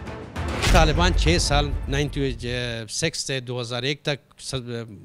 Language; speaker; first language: Hindi; non-native, learner; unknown